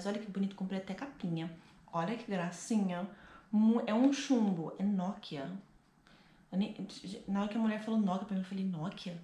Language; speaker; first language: Portuguese; native; Portuguese